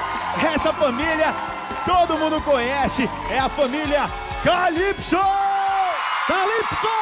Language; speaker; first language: Portuguese; native; Portuguese